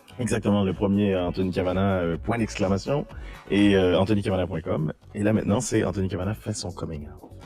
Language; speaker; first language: French; native; French